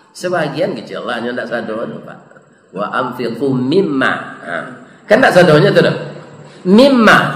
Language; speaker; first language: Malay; non-native, local second language; Minangkabau